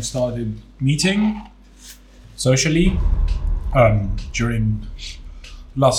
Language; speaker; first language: English; non-native, fluent; Greek